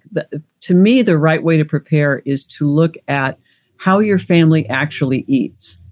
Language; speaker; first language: English; native; English